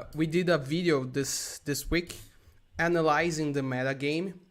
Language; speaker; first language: English; non-native, learner; Portuguese